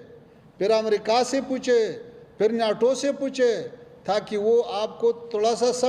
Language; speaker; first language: Hindi; non-native, fluent; Pashto